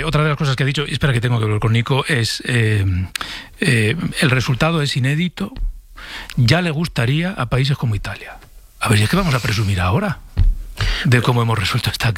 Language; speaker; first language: Spanish; native; Spanish